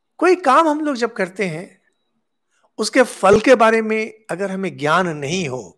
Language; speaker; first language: Hindi; non-native, local second language; Bangla